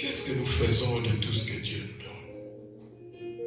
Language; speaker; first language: French; non-native, local second language; Lingala